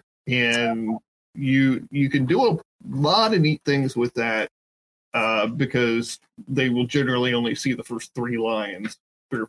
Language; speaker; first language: English; native; English